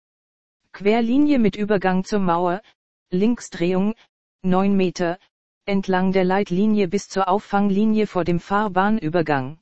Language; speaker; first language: German; native; German